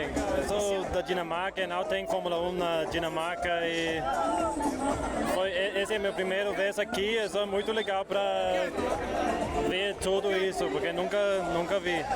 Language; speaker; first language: Portuguese; non-native, learner; Danish